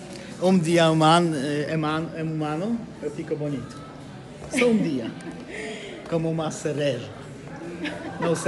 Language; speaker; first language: Portuguese; non-native, learner; Polish